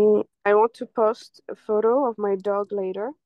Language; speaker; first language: English; non-native, fluent; French